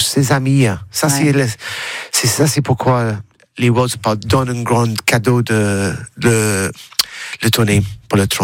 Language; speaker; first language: French; non-native, learner; English